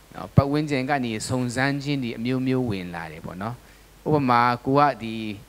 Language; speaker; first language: Burmese; non-native, local second language; Tedim Chin